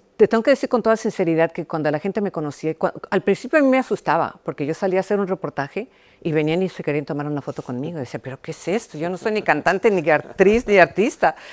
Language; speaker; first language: Spanish; early bilingual, heritage; Spanish